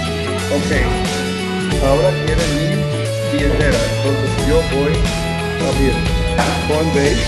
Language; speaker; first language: Spanish; non-native, fluent; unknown